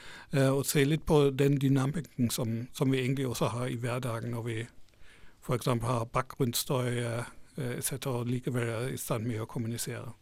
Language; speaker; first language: Norwegian; non-native, fluent; German